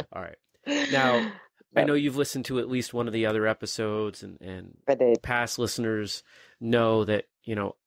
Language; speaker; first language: English; native; English